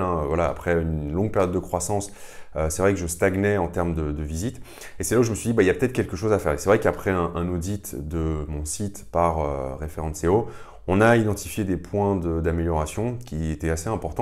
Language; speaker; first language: French; native; French